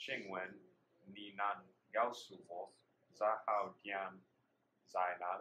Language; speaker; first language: Chinese; non-native, learner; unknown